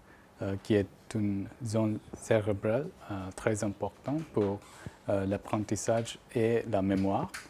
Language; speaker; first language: French; non-native, fluent; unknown